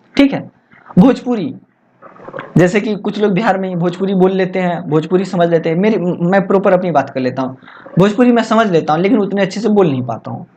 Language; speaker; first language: Hindi; native; Hindi